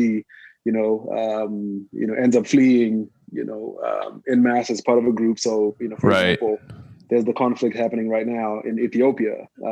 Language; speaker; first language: English; non-native, local second language; Shona